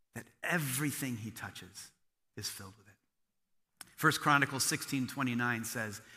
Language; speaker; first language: English; native; English